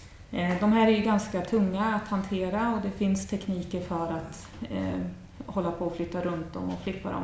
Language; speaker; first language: Swedish; native; Swedish